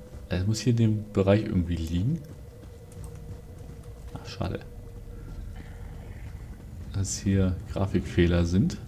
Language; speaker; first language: German; native; German